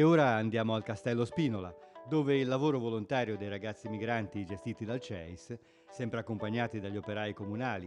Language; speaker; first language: Italian; native; Italian